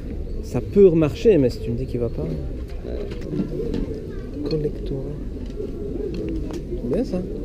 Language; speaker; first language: French; native; French